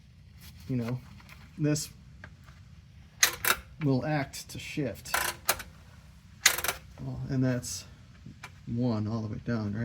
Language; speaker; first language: English; native; English